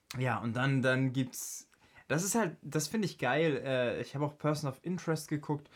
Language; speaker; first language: German; native; German